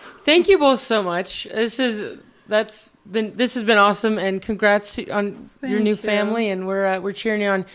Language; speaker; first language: English; native; English